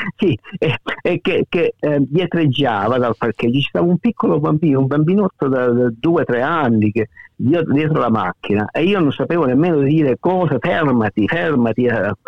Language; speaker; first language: Italian; native; Italian